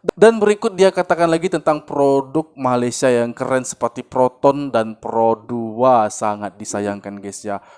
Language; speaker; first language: Indonesian; native; Indonesian